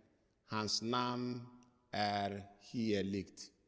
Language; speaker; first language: Swedish; non-native, fluent; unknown